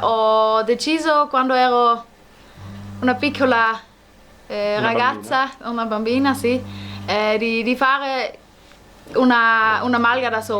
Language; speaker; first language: Italian; non-native, local second language; German